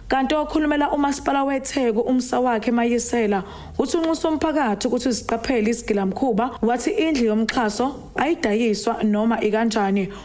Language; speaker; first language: Zulu; native; Zulu